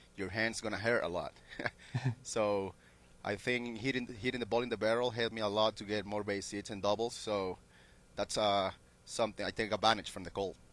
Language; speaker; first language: English; non-native, learner; Spanish